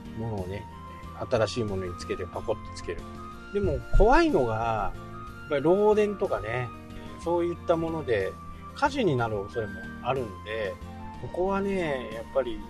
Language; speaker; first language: Japanese; native; Japanese